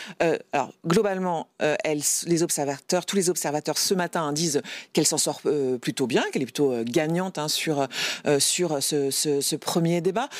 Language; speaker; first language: French; native; French